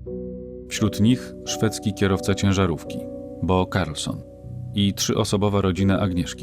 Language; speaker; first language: Polish; native; Polish